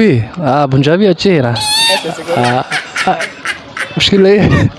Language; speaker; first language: Hindi; non-native, learner; Somali